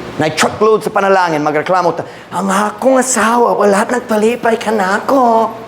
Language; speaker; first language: Cebuano; non-native, fluent; English